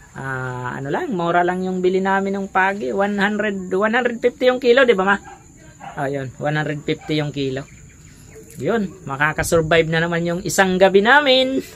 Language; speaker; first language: Filipino; non-native, local second language; Bikol